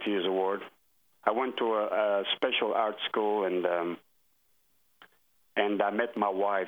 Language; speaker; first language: English; non-native, fluent; French